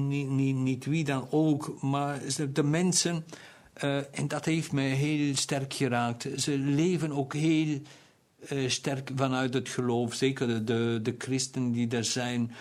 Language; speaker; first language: Dutch; non-native, local second language; German